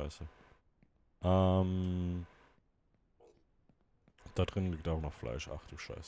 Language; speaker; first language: German; native; German